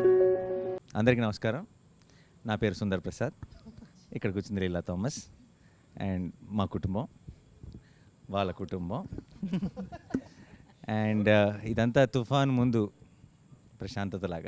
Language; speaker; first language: Telugu; native; Telugu